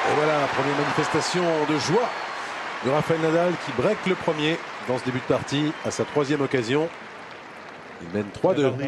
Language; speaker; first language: French; native; French